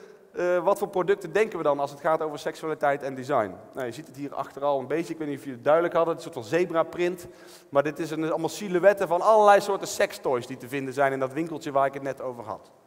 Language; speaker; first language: Dutch; native; Dutch